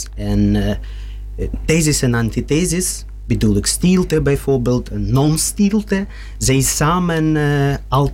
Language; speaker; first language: Dutch; non-native, learner; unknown